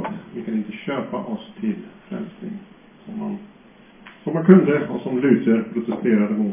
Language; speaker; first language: Swedish; non-native, fluent; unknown